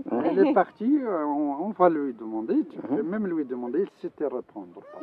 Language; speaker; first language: French; non-native, local second language; Arabic